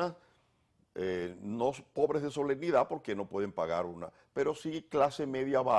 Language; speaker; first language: Spanish; native; Spanish